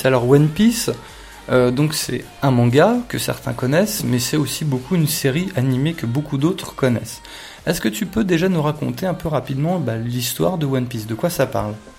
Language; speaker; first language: French; native; French